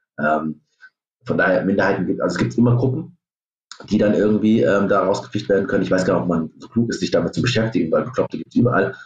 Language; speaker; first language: German; native; German